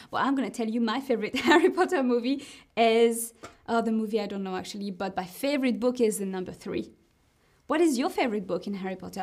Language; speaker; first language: English; non-native, fluent; French